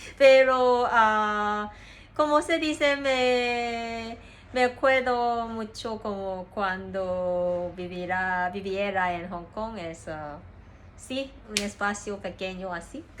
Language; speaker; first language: Spanish; non-native, learner; Cantonese